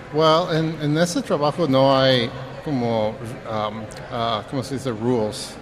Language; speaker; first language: Spanish; early bilingual, heritage; Spanish